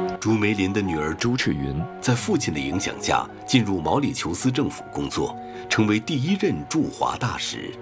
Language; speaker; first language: Chinese; native; Chinese